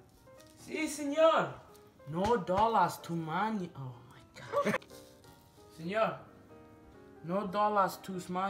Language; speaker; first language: Spanish; non-native, learner; English